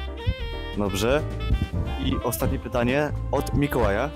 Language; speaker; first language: Polish; native; Polish